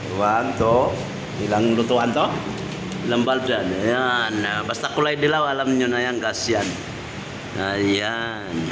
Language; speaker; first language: Filipino; non-native, local second language; Hiligaynon